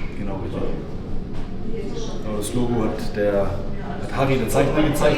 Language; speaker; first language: German; native; German